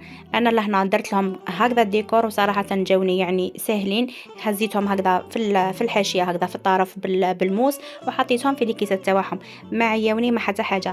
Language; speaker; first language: Arabic; native; Arabic